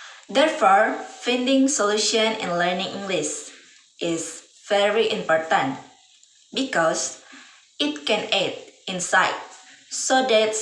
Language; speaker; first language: English; non-native, learner; Indonesian